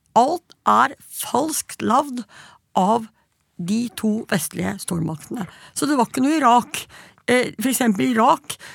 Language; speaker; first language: Norwegian; native; Norwegian